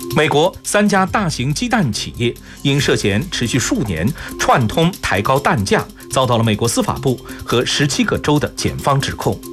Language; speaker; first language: Chinese; native; Chinese